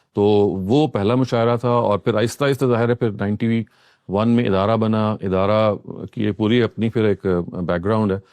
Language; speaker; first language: Urdu; native; Urdu